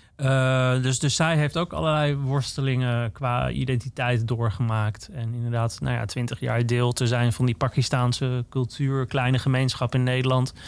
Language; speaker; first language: Dutch; native; Dutch